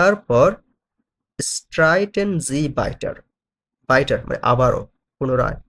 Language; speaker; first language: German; non-native, fluent; Bangla